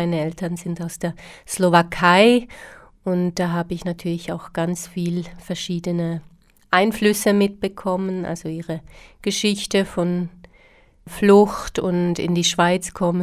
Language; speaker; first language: German; early bilingual, other home language; Slovak